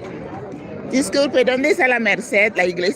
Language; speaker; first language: Spanish; non-native, learner; English